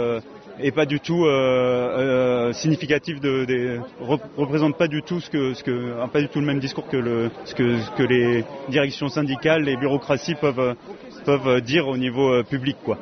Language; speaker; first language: French; native; French